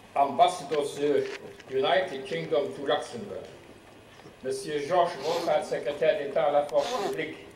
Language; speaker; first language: French; non-native, local second language; Luxembourgish